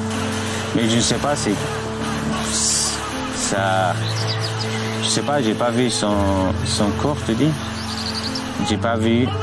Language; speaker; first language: French; non-native, learner; Arabic